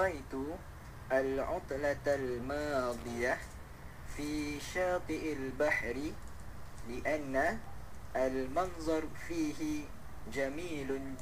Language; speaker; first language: Arabic; non-native, learner; Malay